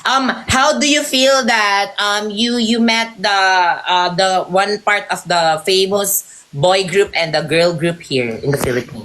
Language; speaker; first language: English; non-native, fluent; Filipino